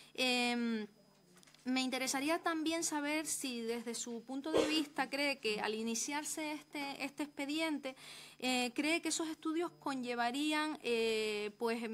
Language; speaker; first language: Spanish; native; Spanish